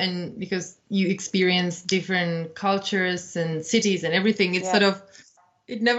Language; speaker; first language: English; non-native, fluent; Czech